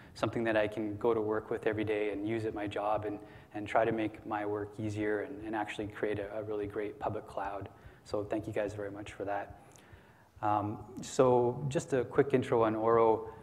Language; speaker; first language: English; native; English